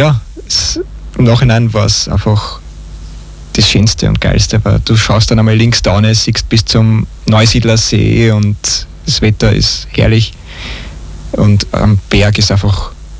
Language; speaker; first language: German; native; German